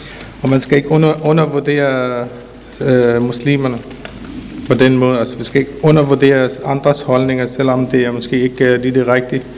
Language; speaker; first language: Danish; early bilingual, other home language; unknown